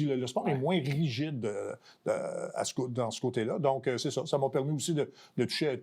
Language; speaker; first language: French; native; French